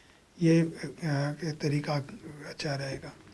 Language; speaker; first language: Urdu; non-native, fluent; Bangla